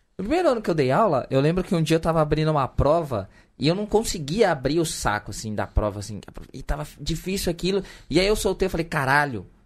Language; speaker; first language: Portuguese; native; Portuguese